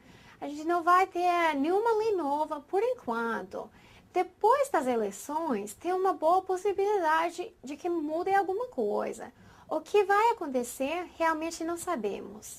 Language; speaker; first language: Portuguese; non-native, fluent; English